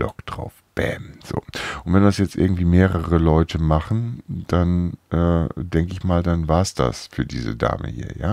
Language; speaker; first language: German; native; German